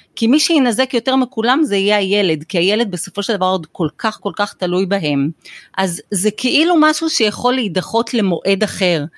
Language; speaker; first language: Hebrew; native; Hebrew